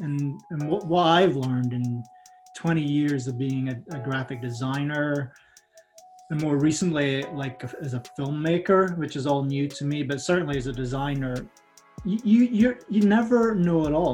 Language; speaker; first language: English; native; English